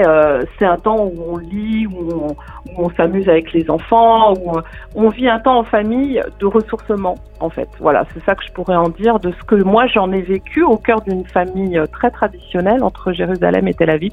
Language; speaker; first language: French; native; French